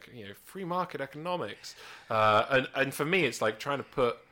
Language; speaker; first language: English; native; English